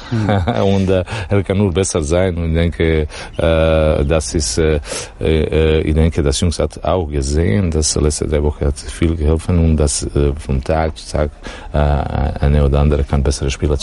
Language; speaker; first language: German; non-native, learner; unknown